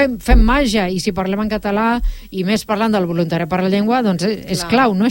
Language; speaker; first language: Catalan; native; Catalan